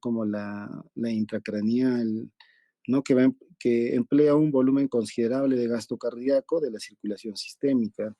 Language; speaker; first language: Spanish; native; Spanish